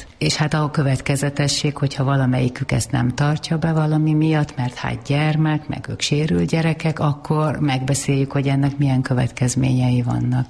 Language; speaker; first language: Hungarian; native; Hungarian